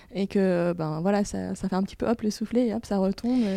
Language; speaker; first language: French; native; French